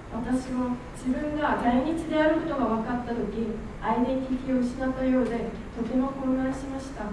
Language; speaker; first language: Japanese; non-native, fluent; Korean